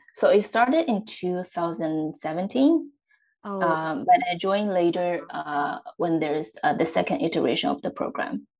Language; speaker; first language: English; non-native, fluent; Chinese